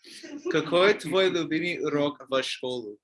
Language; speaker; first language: Russian; non-native, learner; English